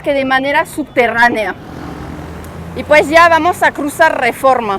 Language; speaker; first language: Spanish; native; Spanish